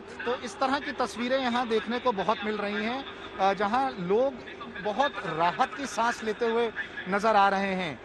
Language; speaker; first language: Hindi; native; Hindi